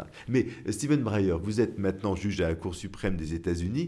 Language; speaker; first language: French; native; French